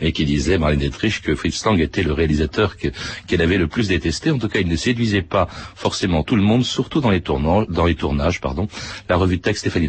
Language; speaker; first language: French; native; French